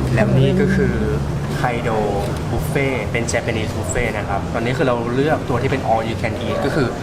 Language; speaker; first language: Thai; native; Thai